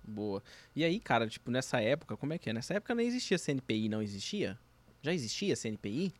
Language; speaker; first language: Portuguese; native; Portuguese